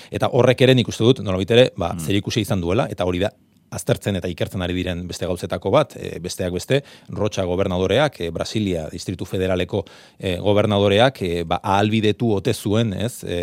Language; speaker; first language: Basque; native; Basque